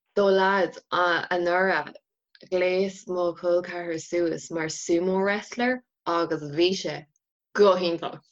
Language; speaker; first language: Irish; native; Irish